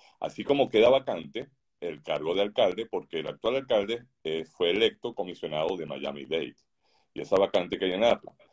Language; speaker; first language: Spanish; native; Spanish